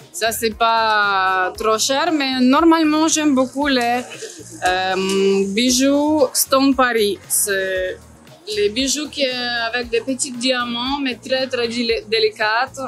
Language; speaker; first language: French; non-native, learner; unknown